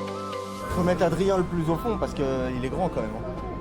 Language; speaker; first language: French; native; French